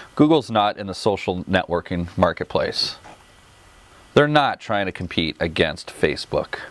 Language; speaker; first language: English; native; English